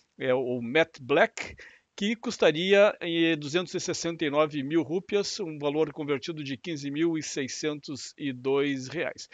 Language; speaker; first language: Portuguese; native; Portuguese